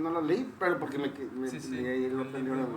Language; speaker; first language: Spanish; native; Spanish